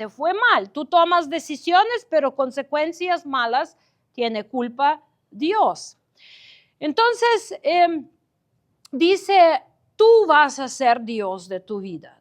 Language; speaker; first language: Spanish; non-native, fluent; Ukrainian